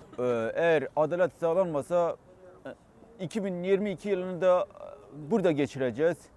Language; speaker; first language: Turkish; non-native, local second language; Kurdish